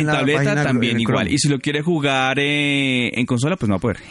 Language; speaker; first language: Spanish; native; Spanish